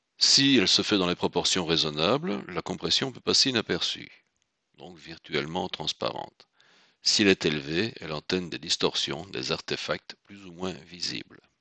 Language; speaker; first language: French; native; French